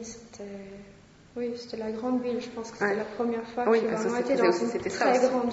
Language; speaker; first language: French; non-native, fluent; Swedish